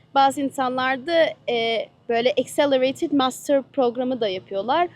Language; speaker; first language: Turkish; early bilingual, heritage; Turkish